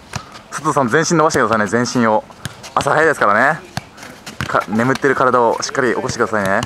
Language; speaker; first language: Japanese; native; Japanese